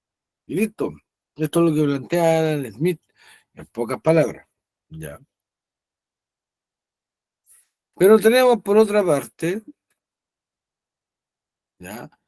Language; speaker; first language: Spanish; native; Spanish